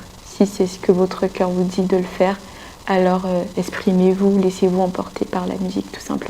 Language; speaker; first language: French; non-native, local second language; Sango